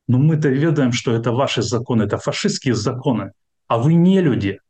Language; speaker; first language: Russian; non-native, local second language; Belarusian